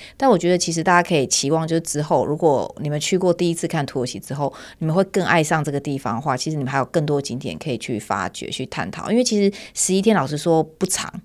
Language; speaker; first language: Chinese; native; Chinese